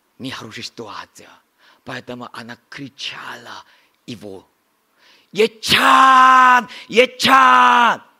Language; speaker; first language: Russian; non-native, learner; Korean